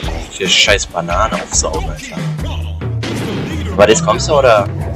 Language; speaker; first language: German; native; German